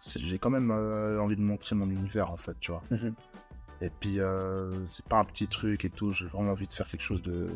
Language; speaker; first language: French; native; French